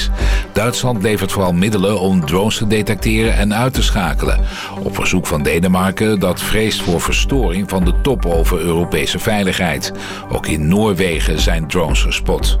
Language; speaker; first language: Dutch; native; Dutch